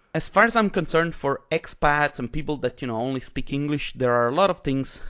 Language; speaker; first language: English; non-native, fluent; Italian